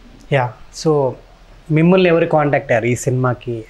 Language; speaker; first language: Telugu; native; Telugu